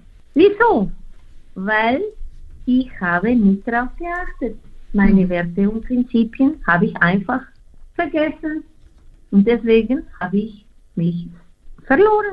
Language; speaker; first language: German; non-native, fluent; Spanish